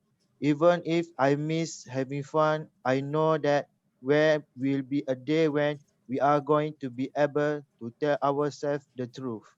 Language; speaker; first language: English; non-native, local second language; Malay